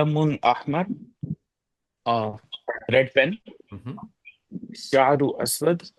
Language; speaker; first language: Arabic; non-native, learner; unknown